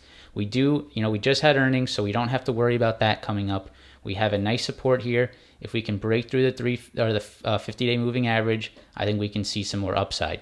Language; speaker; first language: English; native; English